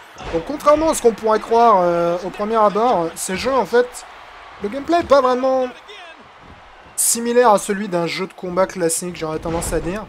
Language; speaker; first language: French; native; French